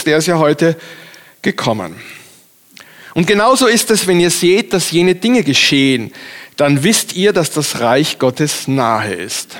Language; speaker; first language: German; native; German